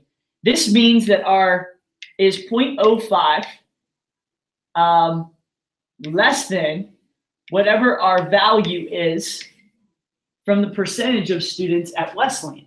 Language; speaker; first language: English; native; English